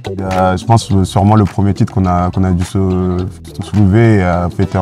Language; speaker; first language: French; native; French